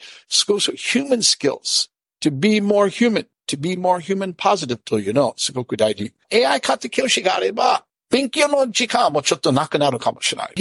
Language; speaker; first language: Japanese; non-native, fluent; English